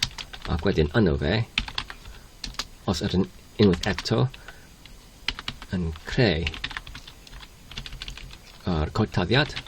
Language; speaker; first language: Welsh; non-native, learner; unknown